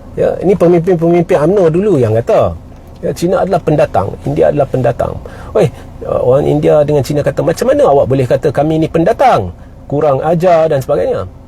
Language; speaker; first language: Malay; native; Malay